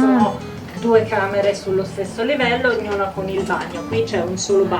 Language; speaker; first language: Italian; native; Italian